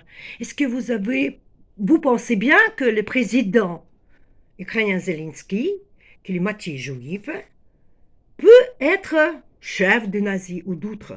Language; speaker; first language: French; non-native, fluent; Ukrainian